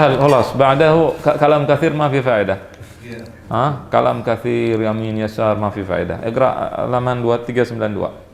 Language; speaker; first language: Arabic; non-native, fluent; Indonesian